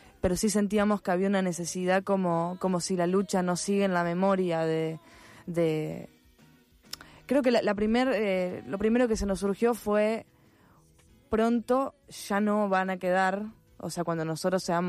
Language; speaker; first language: Spanish; native; Spanish